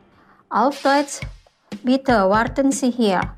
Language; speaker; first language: German; non-native, fluent; Indonesian